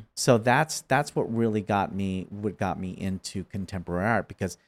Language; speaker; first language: English; native; English